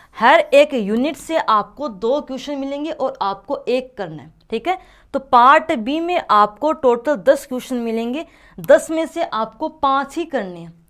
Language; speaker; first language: Hindi; native; Hindi